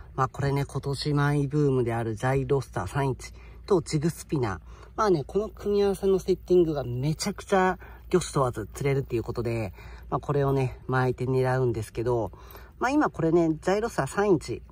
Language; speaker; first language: Japanese; native; Japanese